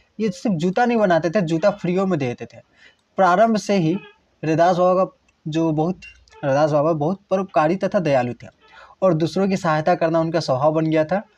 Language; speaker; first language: Hindi; non-native, local second language; Bangla